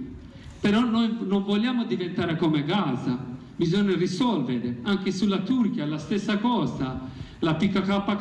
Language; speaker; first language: Italian; non-native, learner; Kurdish